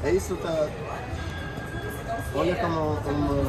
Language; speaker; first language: Portuguese; non-native, learner; English